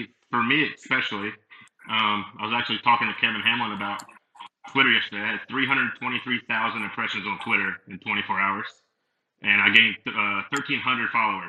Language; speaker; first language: English; native; English